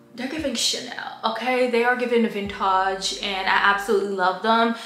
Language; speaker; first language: English; native; English